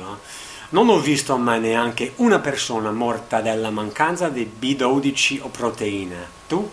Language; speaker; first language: Italian; non-native, learner; English